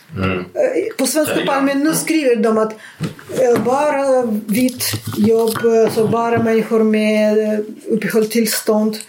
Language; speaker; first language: Swedish; non-native, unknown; Russian